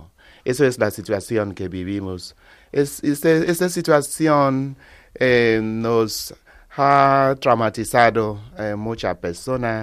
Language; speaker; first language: Spanish; non-native, learner; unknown